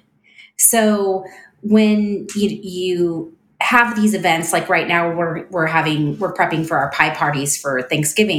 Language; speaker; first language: English; native; English